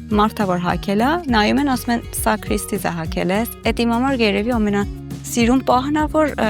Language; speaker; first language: Armenian; early bilingual, heritage; Armenian